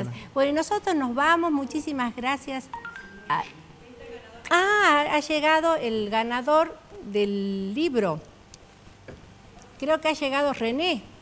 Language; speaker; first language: Spanish; native; Spanish